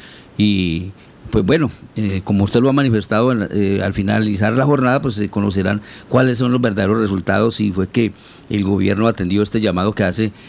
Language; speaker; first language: Spanish; native; Spanish